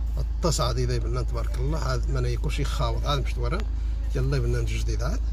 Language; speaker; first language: Arabic; native; Arabic